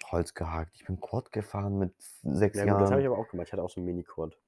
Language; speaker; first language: German; early bilingual, other home language; Polish